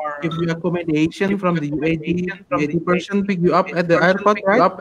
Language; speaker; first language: English; non-native, fluent; Indonesian